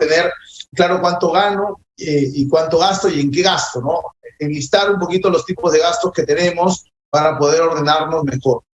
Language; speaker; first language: Spanish; native; Spanish